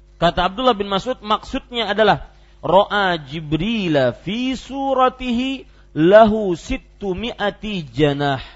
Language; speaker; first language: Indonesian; native; Indonesian